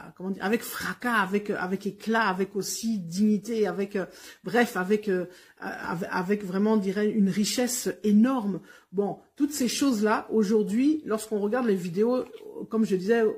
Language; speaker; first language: French; non-native, local second language; Lingala